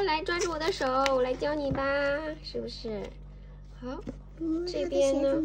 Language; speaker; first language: Chinese; native; Chinese